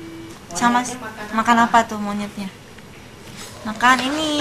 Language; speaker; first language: Indonesian; native; Indonesian